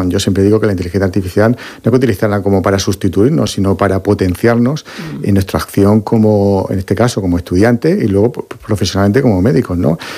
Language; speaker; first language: Spanish; native; Spanish